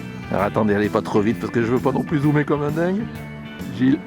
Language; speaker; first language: French; native; French